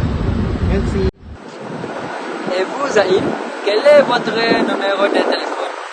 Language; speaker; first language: French; non-native, learner; Malay